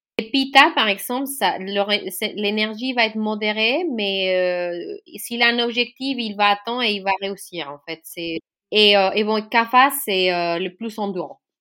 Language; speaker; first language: French; non-native, fluent; Spanish